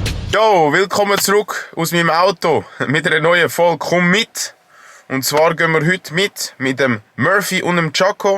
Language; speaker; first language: German; native; German